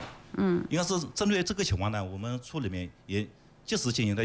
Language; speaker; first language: Chinese; native; Chinese